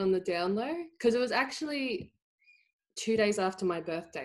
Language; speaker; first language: English; native; English